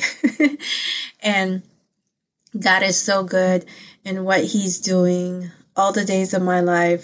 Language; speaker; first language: English; early bilingual, other home language; Pangasinan